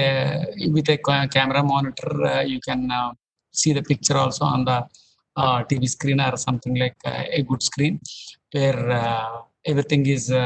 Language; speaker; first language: English; non-native, local second language; Telugu